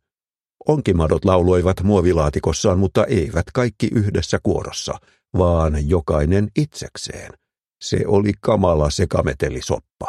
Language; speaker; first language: Finnish; native; Finnish